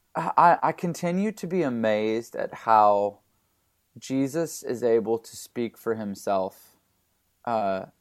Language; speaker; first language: English; native; English